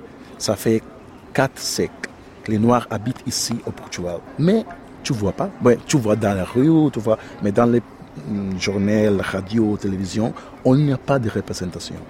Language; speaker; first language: French; non-native, learner; Portuguese